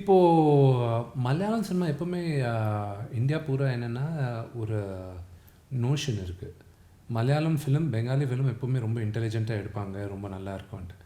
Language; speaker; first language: Tamil; non-native, local second language; Telugu